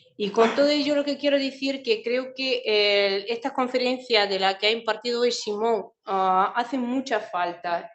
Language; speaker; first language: Spanish; non-native, fluent; Russian